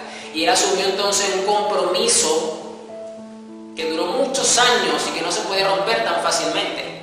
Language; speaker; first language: Spanish; native; Spanish